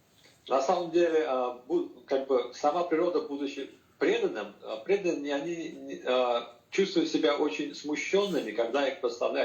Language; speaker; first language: Russian; native; Russian